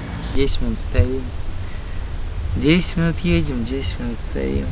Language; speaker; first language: Russian; native; Russian